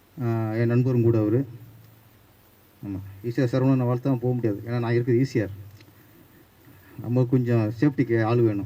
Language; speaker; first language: Tamil; native; Tamil